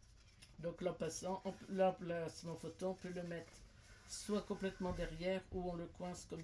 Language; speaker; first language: French; native; French